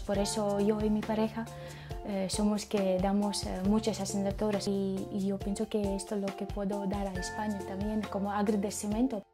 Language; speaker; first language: Spanish; non-native, fluent; Latvian